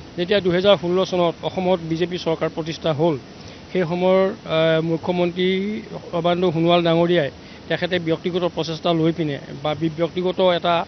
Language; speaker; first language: Assamese; native; Assamese